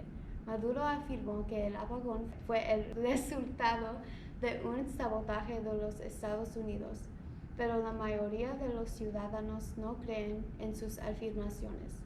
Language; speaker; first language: Spanish; non-native, learner; English